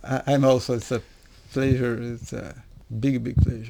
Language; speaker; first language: English; non-native, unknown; Portuguese